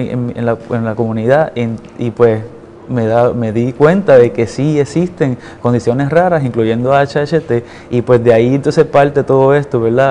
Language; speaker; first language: Spanish; native; Spanish